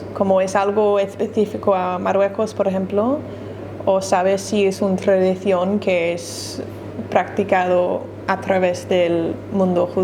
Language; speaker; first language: Spanish; non-native, learner; English